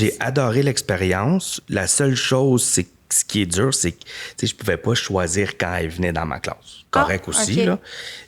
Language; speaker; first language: French; native; French